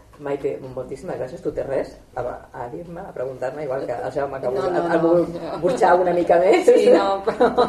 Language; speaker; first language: Catalan; non-native, local second language; Spanish